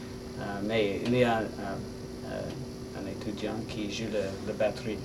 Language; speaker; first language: French; non-native, learner; English